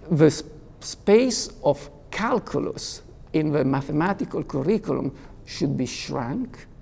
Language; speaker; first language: English; non-native, fluent; Italian